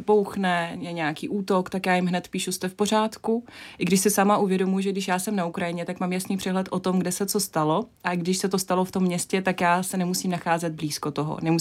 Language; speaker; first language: Czech; non-native, fluent; Russian